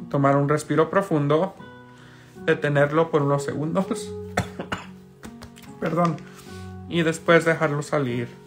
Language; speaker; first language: Spanish; early bilingual, heritage; Spanish